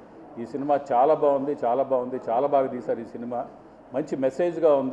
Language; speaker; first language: Telugu; native; Telugu